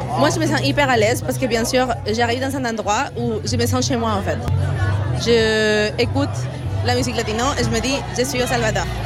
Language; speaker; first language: French; non-native, fluent; Spanish